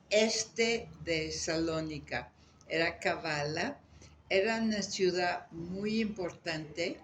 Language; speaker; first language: Spanish; native; Spanish